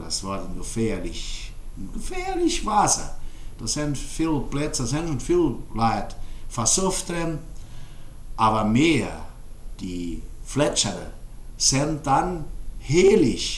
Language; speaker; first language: German; early bilingual, heritage; German